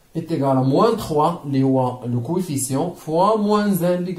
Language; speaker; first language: French; non-native, local second language; Arabic